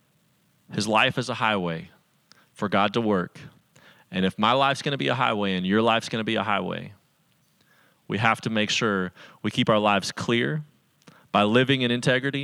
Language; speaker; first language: English; native; English